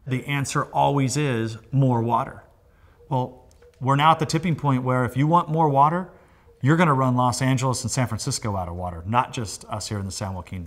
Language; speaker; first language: English; native; English